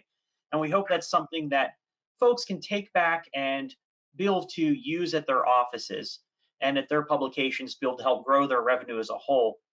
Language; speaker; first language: English; native; English